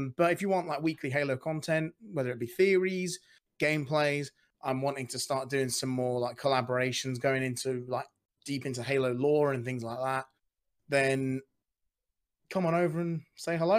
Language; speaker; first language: English; native; English